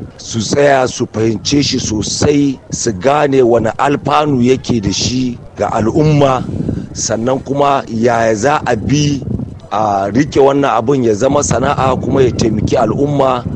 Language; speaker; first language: Hausa; native; Hausa